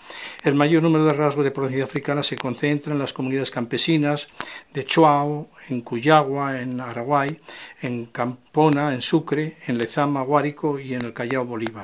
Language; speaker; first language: Spanish; native; Spanish